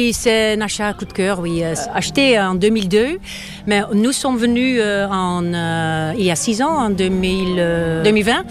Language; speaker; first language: French; non-native, fluent; Dutch